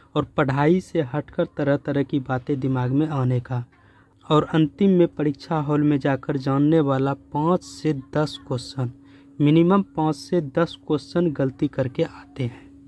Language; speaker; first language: Hindi; native; Hindi